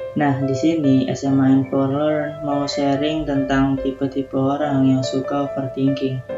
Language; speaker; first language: Indonesian; native; Indonesian